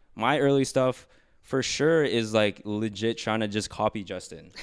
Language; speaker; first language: English; early bilingual, other home language; Filipino